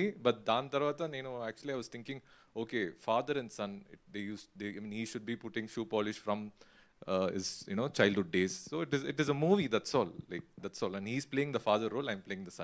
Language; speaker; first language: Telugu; non-native, learner; Tamil